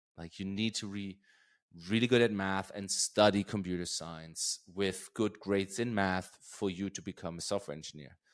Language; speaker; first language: English; non-native, fluent; German